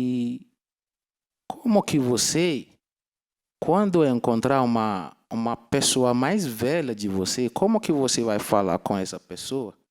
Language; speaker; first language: Portuguese; non-native, learner; Yoruba